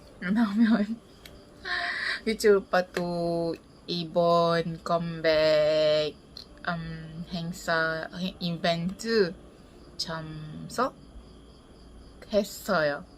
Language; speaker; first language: Korean; non-native, learner; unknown